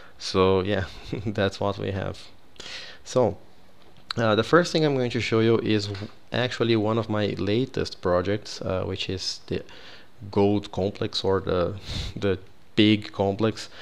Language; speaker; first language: English; non-native, fluent; Portuguese